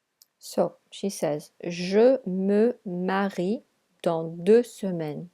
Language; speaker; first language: French; non-native, fluent; English